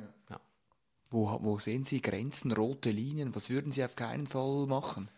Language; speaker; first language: German; native; German